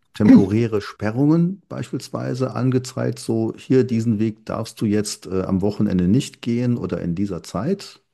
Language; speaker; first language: German; native; German